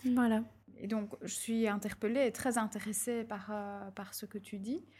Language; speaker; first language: French; native; French